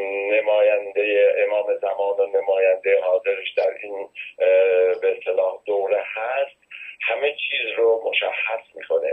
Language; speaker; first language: Persian; native; Persian